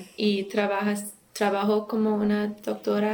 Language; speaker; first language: Spanish; non-native, learner; English